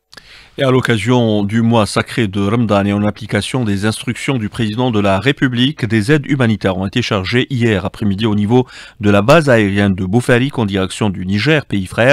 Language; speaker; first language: French; non-native, local second language; Arabic